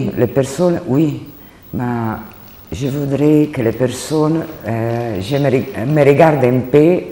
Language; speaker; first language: French; non-native, learner; Italian